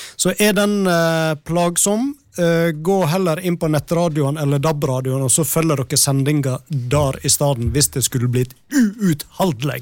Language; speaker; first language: Norwegian; native; Norwegian